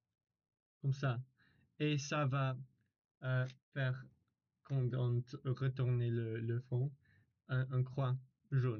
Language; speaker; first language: French; non-native, learner; English